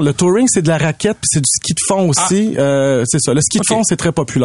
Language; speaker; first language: French; native; French